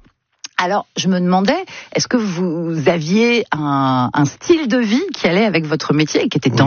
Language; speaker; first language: French; native; French